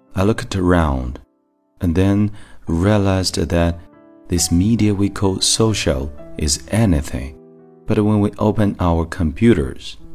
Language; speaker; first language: English; non-native, fluent; Chinese